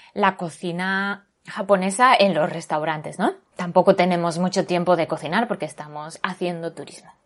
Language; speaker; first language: Spanish; native; Spanish